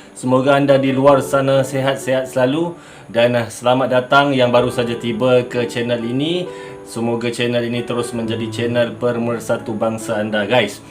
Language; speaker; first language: Malay; native; Malay